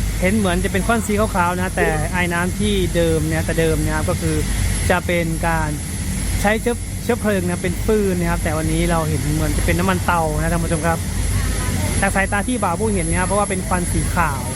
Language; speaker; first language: Thai; native; Thai